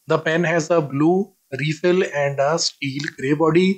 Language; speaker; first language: English; non-native, local second language; Punjabi